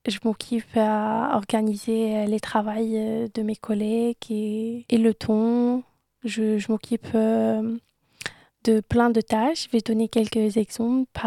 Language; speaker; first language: French; non-native, local second language; Arabic